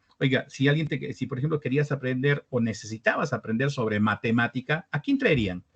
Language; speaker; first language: Spanish; native; Spanish